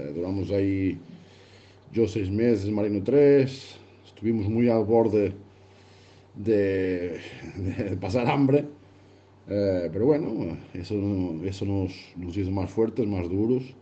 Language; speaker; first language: Spanish; early bilingual, other home language; Portuguese